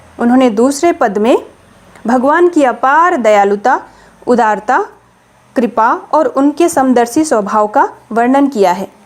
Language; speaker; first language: Hindi; non-native, local second language; Nepali